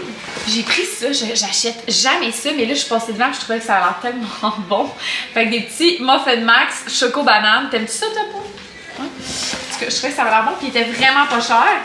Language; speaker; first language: French; native; French